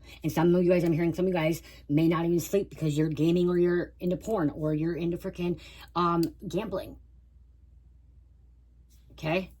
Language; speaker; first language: English; native; English